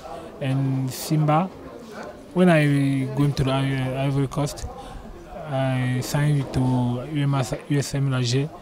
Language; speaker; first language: English; non-native, learner; French